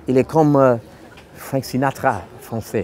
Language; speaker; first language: French; non-native, fluent; English